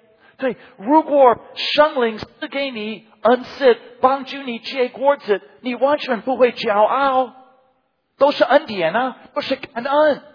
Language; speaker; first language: Chinese; non-native, fluent; English